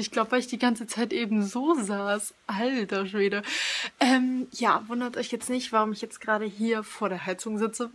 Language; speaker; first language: German; native; German